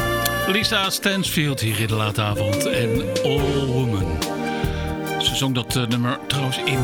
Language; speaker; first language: Dutch; native; Dutch